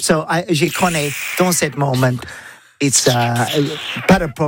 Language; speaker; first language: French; non-native, learner; English